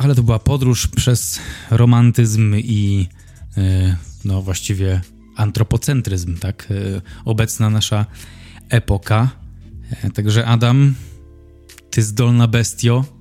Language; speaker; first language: Polish; native; Polish